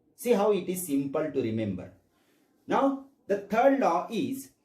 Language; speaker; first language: English; non-native, local second language; Marathi